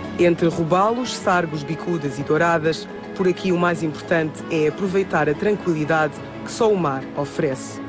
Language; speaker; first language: Portuguese; native; Portuguese